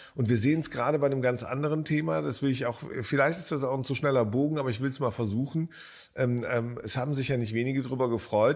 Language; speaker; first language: German; native; German